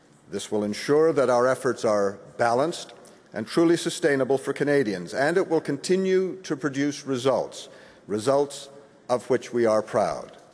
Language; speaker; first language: English; native; English